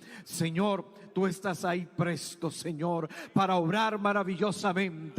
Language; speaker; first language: Spanish; native; Spanish